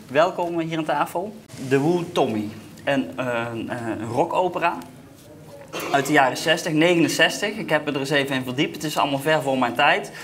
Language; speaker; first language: Dutch; native; Dutch